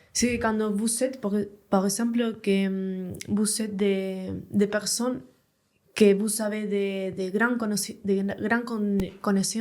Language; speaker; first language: French; non-native, learner; Spanish